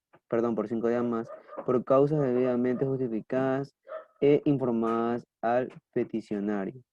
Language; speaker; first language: Spanish; native; Spanish